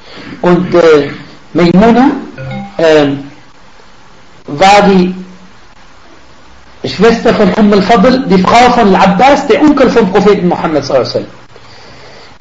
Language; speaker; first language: German; non-native, fluent; Arabic